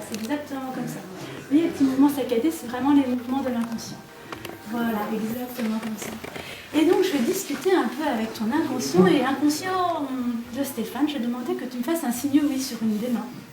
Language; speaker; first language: French; native; French